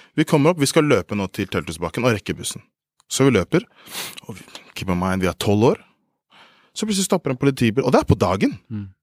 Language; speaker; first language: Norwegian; early bilingual, other home language; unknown